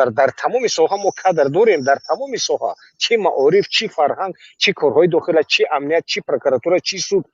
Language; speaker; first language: Persian; native; Persian